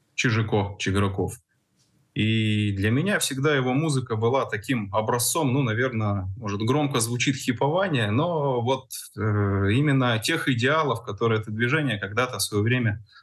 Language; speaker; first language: Russian; native; Russian